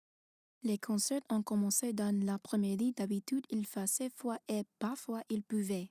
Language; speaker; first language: French; non-native, learner; English